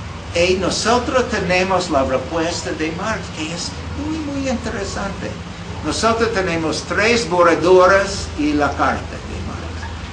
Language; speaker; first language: Spanish; non-native, fluent; English